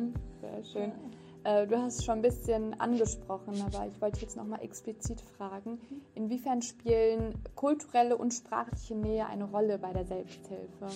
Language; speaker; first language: German; early bilingual, other home language; Turkish